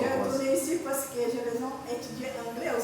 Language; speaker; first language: French; non-native, learner; Portuguese